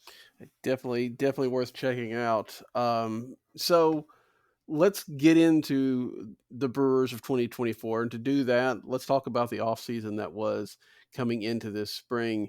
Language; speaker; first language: English; native; English